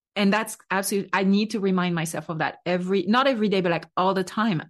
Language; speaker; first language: English; non-native, fluent; French